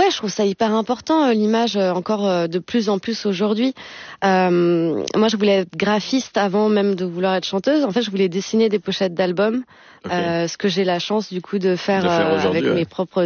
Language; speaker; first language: French; native; French